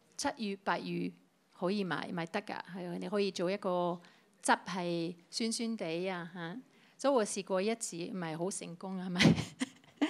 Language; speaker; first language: Cantonese; non-native, fluent; French